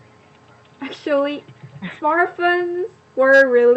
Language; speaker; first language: English; non-native, learner; Korean